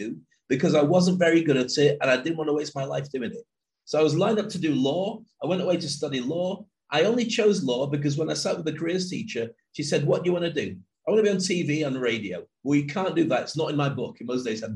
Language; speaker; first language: English; native; English